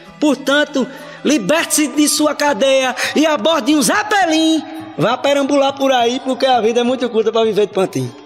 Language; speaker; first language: Portuguese; native; Portuguese